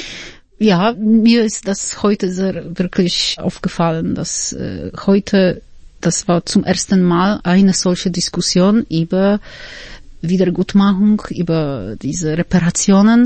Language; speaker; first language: German; non-native, fluent; Polish